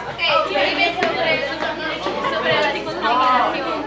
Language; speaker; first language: Spanish; early bilingual, other home language; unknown